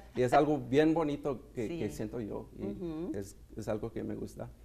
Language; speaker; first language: Spanish; early bilingual, heritage; Spanish